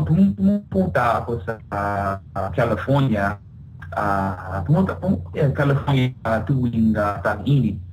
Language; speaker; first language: Filipino; non-native, learner; English